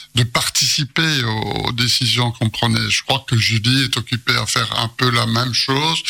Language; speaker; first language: French; native; French